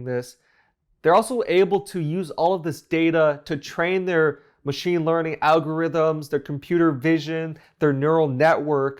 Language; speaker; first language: English; native; English